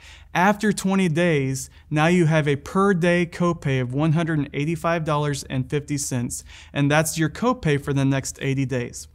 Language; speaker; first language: English; native; English